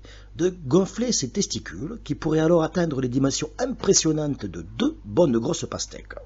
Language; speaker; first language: French; native; French